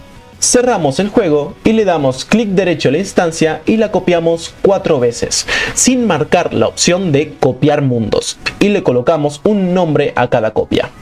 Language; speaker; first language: Spanish; native; Spanish